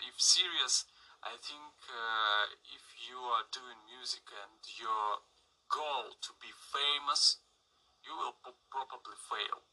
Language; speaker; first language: English; non-native, learner; Russian